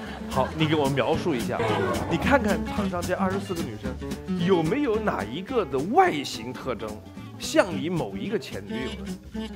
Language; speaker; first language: Chinese; native; Chinese